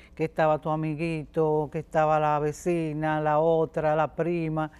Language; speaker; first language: Spanish; native; Spanish